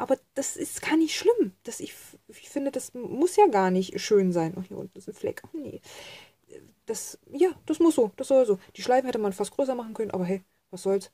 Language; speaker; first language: German; native; German